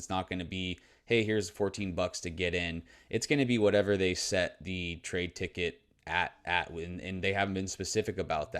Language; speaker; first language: English; native; English